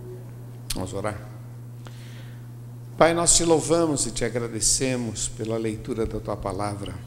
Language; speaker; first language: Portuguese; native; Portuguese